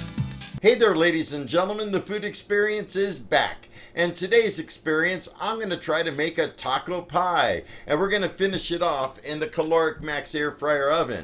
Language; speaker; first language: English; native; English